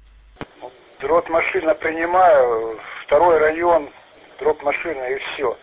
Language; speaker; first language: Russian; native; Russian